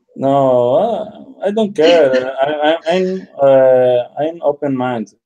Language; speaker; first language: English; non-native, learner; Spanish